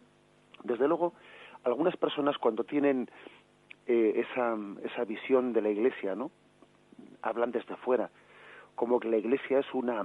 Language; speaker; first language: Spanish; native; Spanish